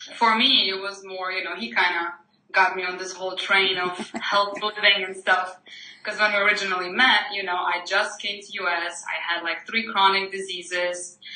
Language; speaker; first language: English; non-native, fluent; Ukrainian